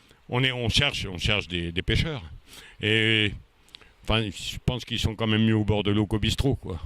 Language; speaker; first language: French; native; French